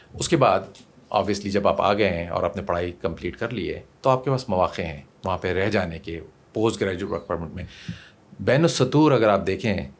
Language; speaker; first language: Urdu; non-native, local second language; Punjabi